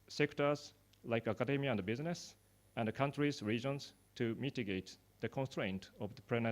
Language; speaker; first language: English; non-native, fluent; Japanese